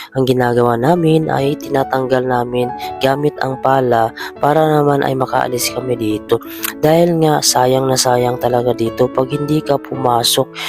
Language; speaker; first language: Filipino; native; Filipino